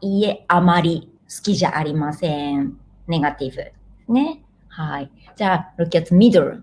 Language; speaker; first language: Japanese; non-native, fluent; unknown